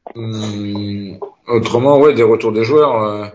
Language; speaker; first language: French; native; French